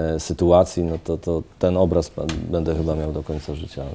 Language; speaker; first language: Polish; native; Polish